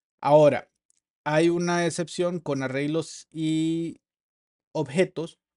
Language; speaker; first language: Spanish; native; Spanish